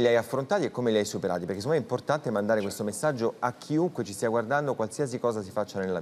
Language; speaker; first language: Italian; native; Italian